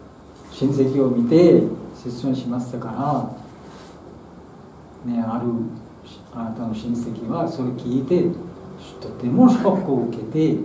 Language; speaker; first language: Japanese; non-native, fluent; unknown